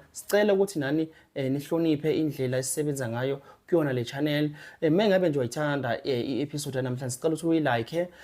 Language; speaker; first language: Zulu; native; Zulu